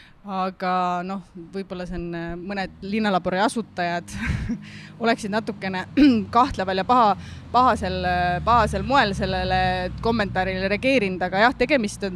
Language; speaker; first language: Estonian; native; Estonian